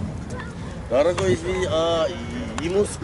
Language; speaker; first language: Russian; non-native, learner; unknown